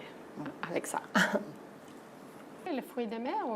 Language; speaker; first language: French; non-native, fluent; Spanish